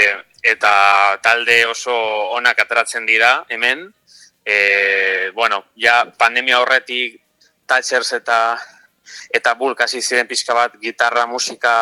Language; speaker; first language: Basque; non-native, local second language; Spanish